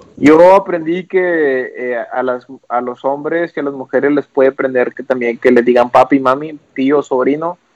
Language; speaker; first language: Spanish; native; Spanish